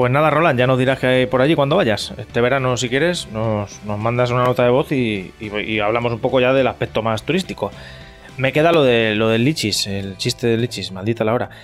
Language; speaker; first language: Spanish; native; Spanish